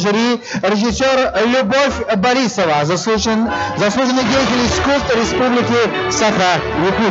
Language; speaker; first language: Russian; native; Russian